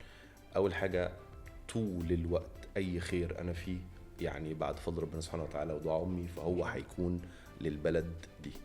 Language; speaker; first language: Arabic; native; Arabic